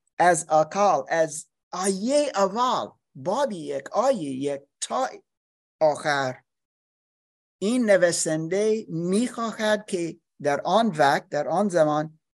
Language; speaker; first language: Persian; non-native, learner; English